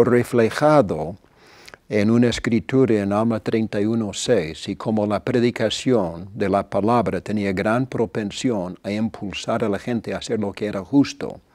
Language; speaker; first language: Spanish; non-native, fluent; English